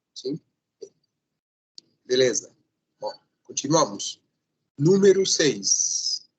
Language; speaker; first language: Portuguese; non-native, fluent; Spanish